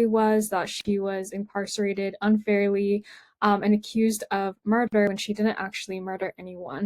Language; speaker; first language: English; native; English